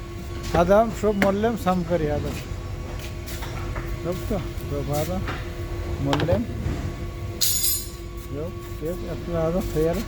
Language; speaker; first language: Arabic; non-native, learner; Bangla